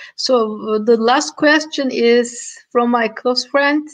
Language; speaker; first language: English; non-native, fluent; Turkish